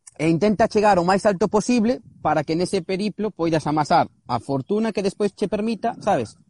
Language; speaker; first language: Galician; native; Galician